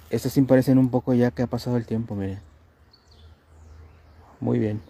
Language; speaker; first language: Spanish; native; Spanish